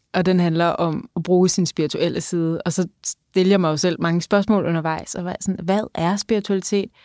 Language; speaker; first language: Danish; native; Danish